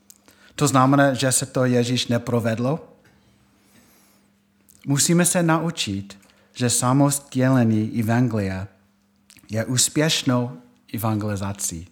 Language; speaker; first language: Czech; non-native, fluent; English